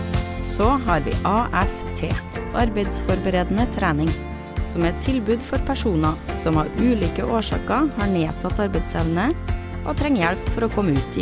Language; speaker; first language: Norwegian; native; Norwegian